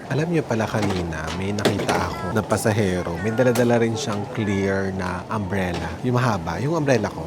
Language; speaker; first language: Filipino; native; Filipino